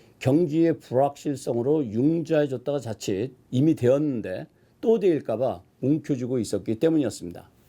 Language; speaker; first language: Korean; native; Korean